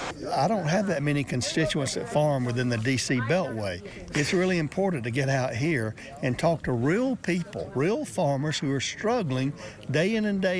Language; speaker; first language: English; native; English